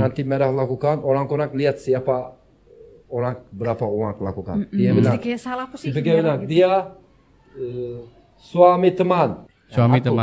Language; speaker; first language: Indonesian; non-native, learner; Turkish